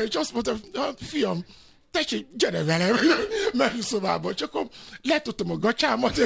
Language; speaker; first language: Hungarian; non-native, fluent; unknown